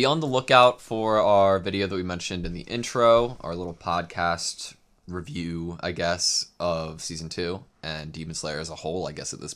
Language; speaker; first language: English; native; English